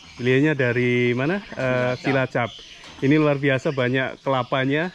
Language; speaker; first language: Indonesian; native; Indonesian